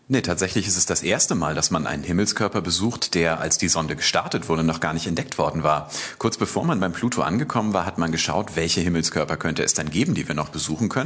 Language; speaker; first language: German; native; German